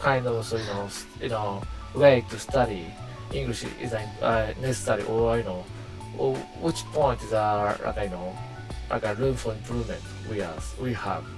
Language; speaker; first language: English; non-native, learner; Japanese